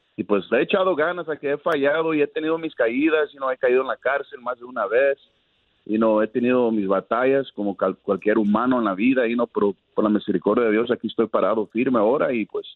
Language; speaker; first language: Spanish; early bilingual, heritage; Spanish